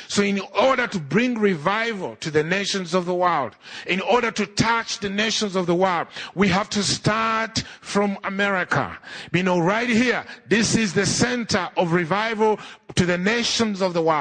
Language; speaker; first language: English; non-native, local second language; Ganda